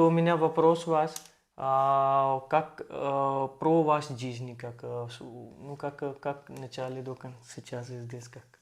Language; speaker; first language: Russian; non-native, learner; Hindi